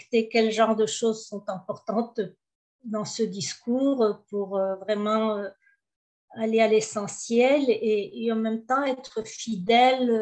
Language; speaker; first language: French; early bilingual, heritage; French